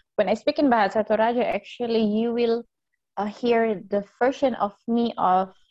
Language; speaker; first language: English; non-native, fluent; Indonesian